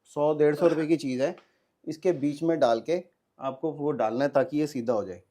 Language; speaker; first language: Hindi; non-native, local second language; Punjabi